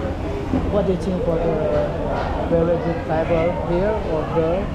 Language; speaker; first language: English; non-native, learner; Indonesian